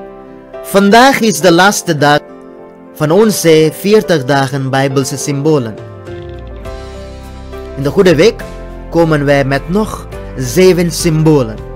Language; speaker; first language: Dutch; non-native, fluent; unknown